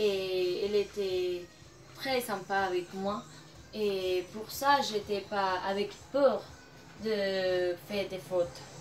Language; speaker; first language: French; non-native, learner; Spanish